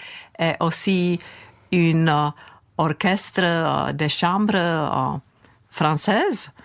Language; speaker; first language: French; non-native, fluent; Czech